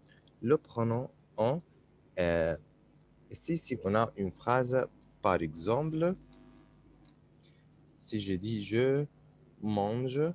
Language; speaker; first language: French; non-native, fluent; Arabic